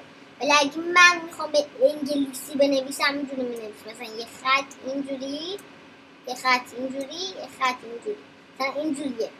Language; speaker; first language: Persian; early bilingual, heritage; Persian